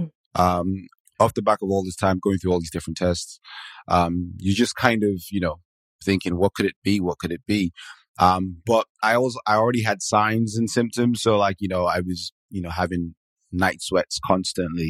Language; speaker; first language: English; non-native, local second language; Yoruba